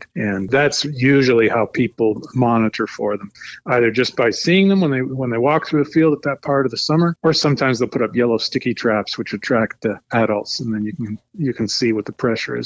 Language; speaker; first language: English; native; English